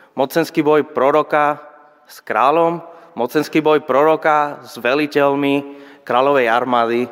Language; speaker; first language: Slovak; non-native, fluent; Spanish